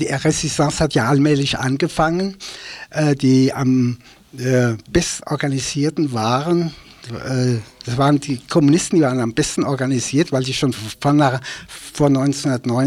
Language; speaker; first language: German; native; German